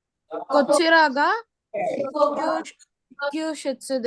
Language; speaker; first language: Japanese; non-native, learner; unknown